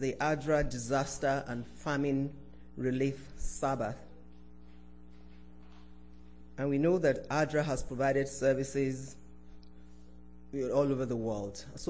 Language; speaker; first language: English; non-native, local second language; Yoruba